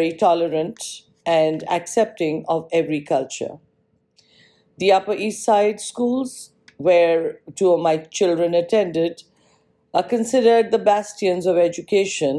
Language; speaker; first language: English; non-native, local second language; Marathi